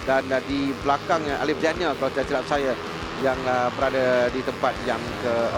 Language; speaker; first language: Malay; native; Malay